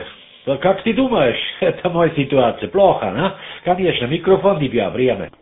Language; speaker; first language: Russian; non-native, learner; German